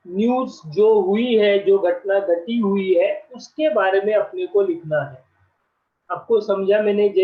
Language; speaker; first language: Hindi; non-native, local second language; Marathi